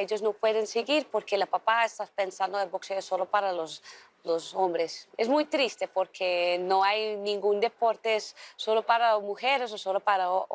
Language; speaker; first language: Spanish; non-native, learner; Dutch